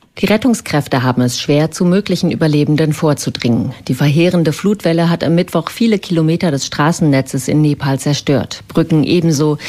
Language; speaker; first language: German; native; German